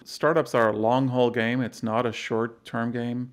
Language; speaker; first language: English; non-native, fluent; Arabic